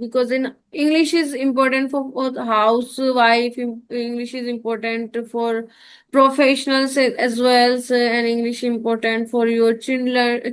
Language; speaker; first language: English; non-native, learner; Hindi